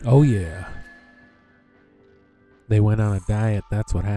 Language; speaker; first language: English; native; English